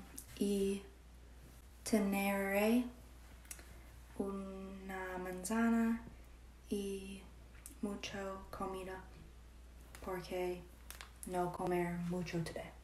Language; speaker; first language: Spanish; non-native, learner; English